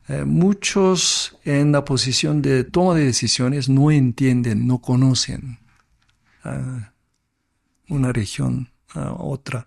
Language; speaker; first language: Spanish; non-native, fluent; Korean